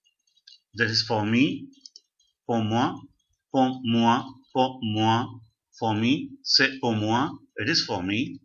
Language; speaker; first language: French; non-native, fluent; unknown